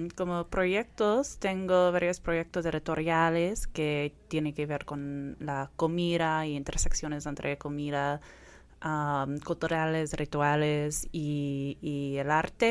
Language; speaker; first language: Spanish; non-native, fluent; English